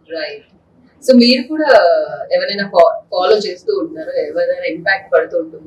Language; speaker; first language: Telugu; native; Telugu